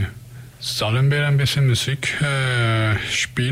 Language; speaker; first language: German; non-native, fluent; Spanish